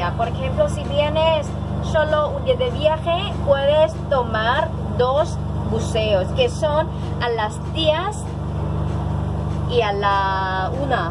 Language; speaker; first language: Spanish; non-native, learner; Thai